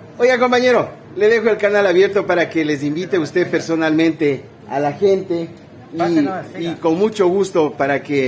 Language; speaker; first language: Spanish; native; Spanish